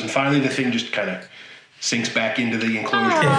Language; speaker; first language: English; native; English